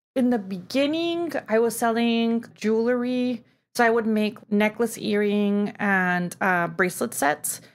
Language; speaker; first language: English; early bilingual, other home language; Spanish